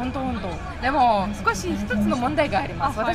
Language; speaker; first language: Japanese; non-native, learner; Lithuanian